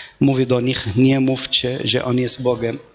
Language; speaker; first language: Polish; non-native, fluent; Arabic